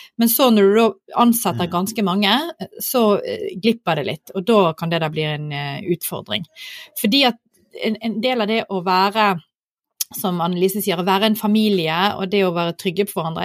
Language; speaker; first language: Norwegian; native; Norwegian